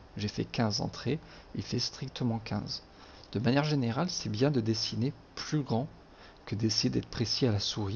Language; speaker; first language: French; native; French